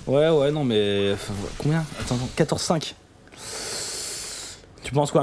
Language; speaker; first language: French; native; French